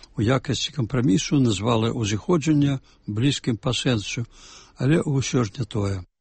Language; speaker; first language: Belarusian; native; Belarusian